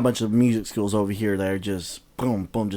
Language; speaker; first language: English; native; English